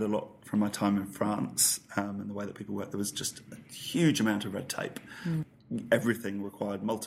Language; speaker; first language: English; native; English